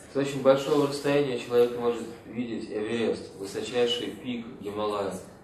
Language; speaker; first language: Russian; native; Russian